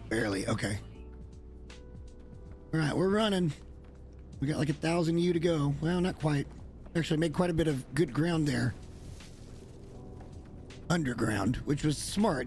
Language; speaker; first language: English; native; English